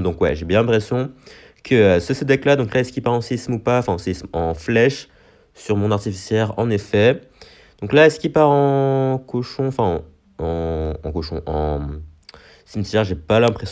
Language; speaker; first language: French; native; French